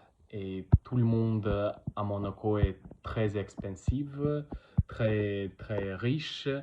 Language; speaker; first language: French; non-native, learner; Russian